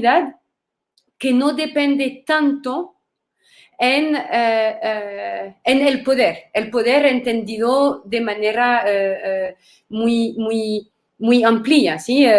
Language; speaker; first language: Spanish; non-native, fluent; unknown